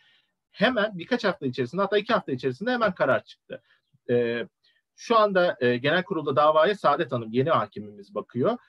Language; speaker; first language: Turkish; native; Turkish